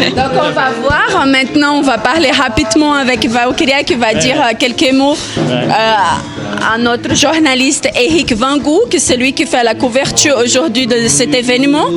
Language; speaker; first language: French; non-native, fluent; Portuguese